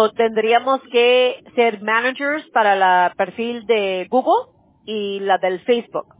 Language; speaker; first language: Spanish; early bilingual, other home language; English